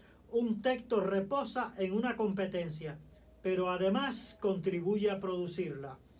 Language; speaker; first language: Spanish; native; Spanish